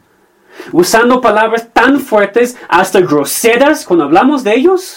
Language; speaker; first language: Spanish; non-native, fluent; English